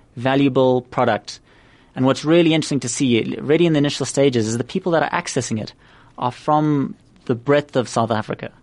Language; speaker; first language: English; native; English